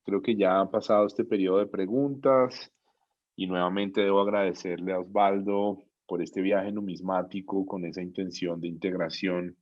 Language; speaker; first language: Spanish; native; Spanish